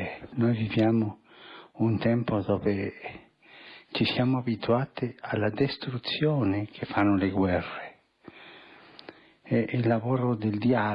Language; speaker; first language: Italian; non-native, fluent; Spanish